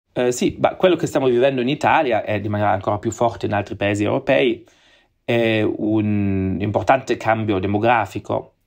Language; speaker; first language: Italian; non-native, fluent; German